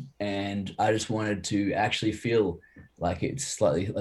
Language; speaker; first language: English; native; English